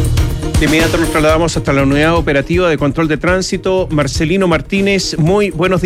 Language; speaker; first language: Spanish; native; Spanish